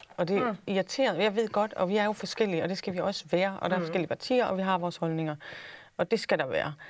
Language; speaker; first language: Danish; native; Danish